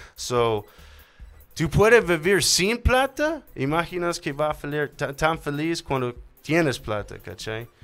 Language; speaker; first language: Spanish; non-native, learner; English